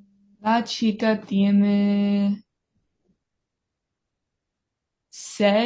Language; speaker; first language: Spanish; non-native, learner; English